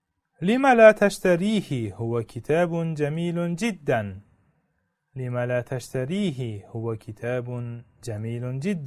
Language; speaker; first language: Arabic; non-native, fluent; Uzbek